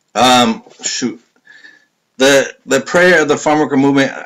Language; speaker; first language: English; native; English